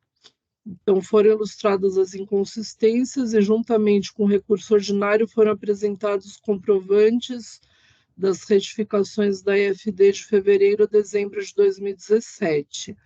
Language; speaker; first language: Portuguese; native; Portuguese